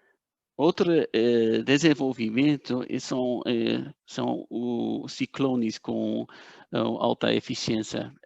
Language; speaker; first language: Portuguese; non-native, fluent; Dutch